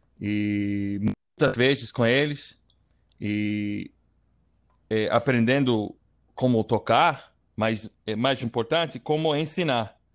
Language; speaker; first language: Portuguese; non-native, learner; English